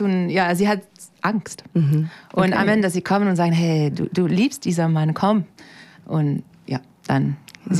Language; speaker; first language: German; non-native, fluent; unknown